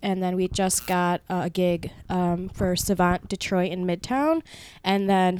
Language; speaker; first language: English; early bilingual, other home language; Spanish